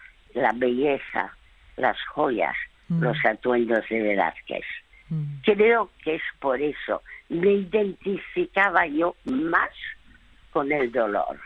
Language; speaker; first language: Spanish; early bilingual, other home language; French